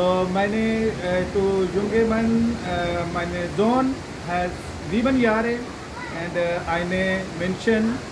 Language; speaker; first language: German; non-native, learner; Urdu